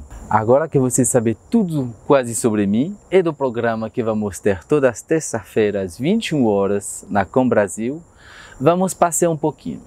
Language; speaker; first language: Portuguese; non-native, fluent; French